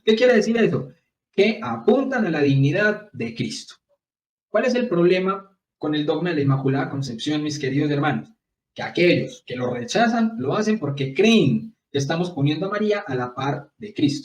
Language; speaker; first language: Spanish; native; Spanish